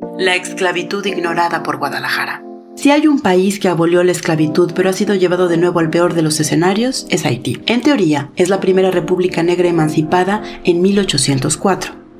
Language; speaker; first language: Spanish; native; Spanish